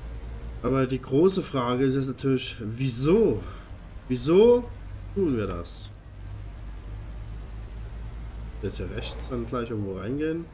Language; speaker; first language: German; native; German